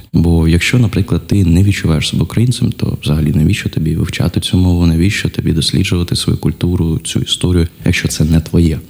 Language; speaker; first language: Ukrainian; non-native, local second language; Russian